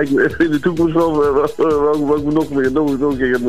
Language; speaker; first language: Dutch; native; Dutch